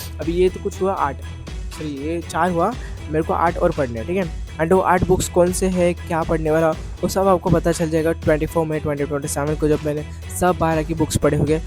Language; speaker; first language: Hindi; non-native, local second language; Marathi